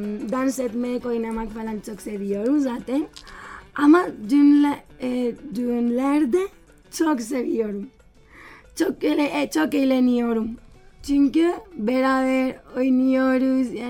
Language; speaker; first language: Turkish; non-native, learner; Spanish